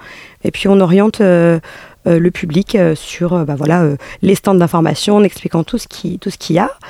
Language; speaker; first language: French; native; French